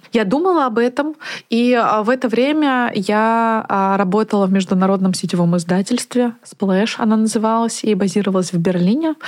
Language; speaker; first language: Russian; native; Russian